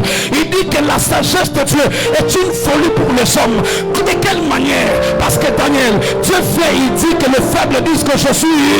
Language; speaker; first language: French; non-native, local second language; Swahili